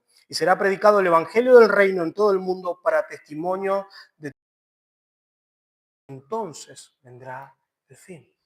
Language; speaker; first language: Spanish; native; Spanish